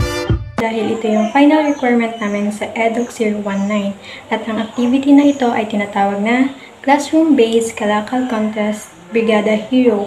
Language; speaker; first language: Filipino; native; Filipino